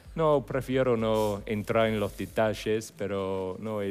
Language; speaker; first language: Spanish; non-native, fluent; English